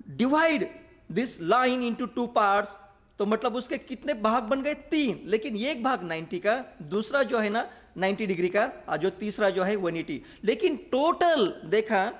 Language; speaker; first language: Hindi; non-native, local second language; Marathi